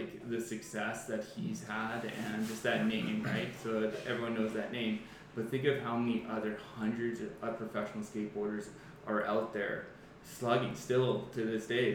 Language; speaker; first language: English; native; English